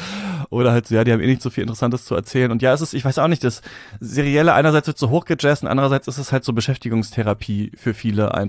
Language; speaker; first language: German; native; German